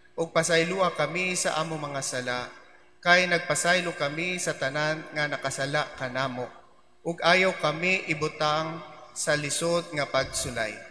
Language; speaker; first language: Cebuano; non-native, local second language; Filipino